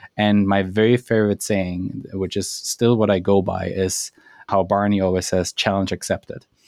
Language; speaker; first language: English; non-native, fluent; German